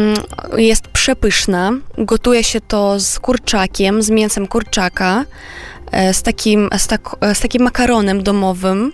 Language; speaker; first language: Polish; non-native, fluent; Romanian